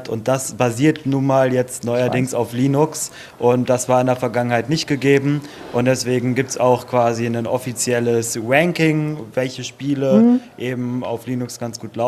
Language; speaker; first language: German; native; German